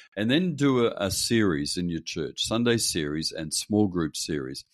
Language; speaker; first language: English; native; English